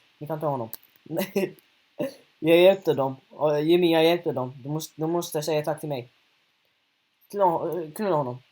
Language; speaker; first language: Swedish; early bilingual, other home language; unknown